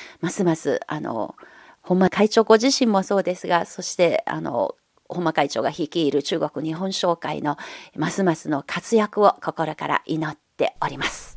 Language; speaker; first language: Japanese; non-native, local second language; Chinese